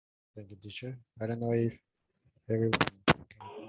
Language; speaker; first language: English; non-native, learner; Spanish